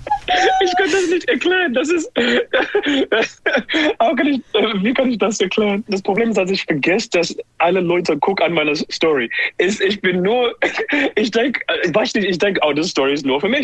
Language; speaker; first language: German; non-native, fluent; English